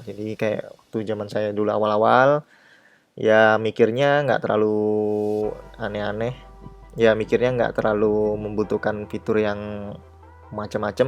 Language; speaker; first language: Indonesian; native; Indonesian